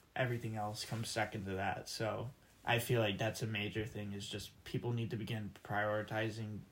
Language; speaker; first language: English; native; English